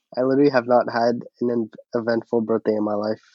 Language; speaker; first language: English; early bilingual, other home language; Hindi